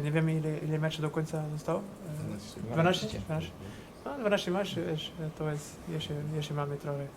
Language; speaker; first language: Polish; non-native, fluent; Portuguese